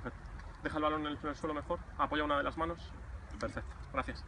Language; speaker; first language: Spanish; native; Spanish